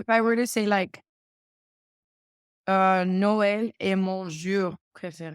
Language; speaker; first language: French; non-native, learner; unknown